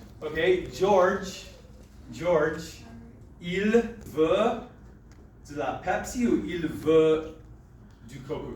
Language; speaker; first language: French; non-native, fluent; English